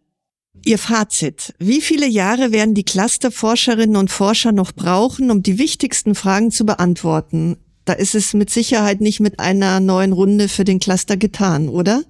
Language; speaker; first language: German; native; German